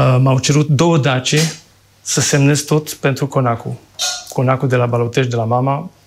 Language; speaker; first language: Romanian; non-native, fluent; French